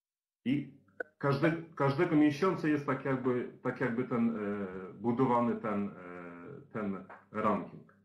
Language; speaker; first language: Polish; native; Polish